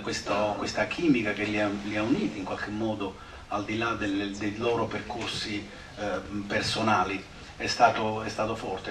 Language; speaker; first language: Italian; native; Italian